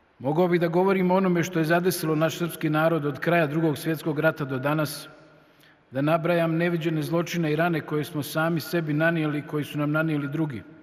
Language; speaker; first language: Serbian; native; Serbian